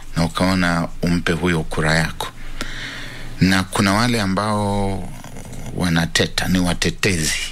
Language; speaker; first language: Swahili; non-native, local second language; Luyia